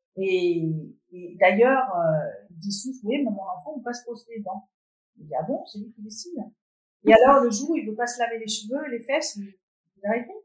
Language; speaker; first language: French; non-native, fluent; Danish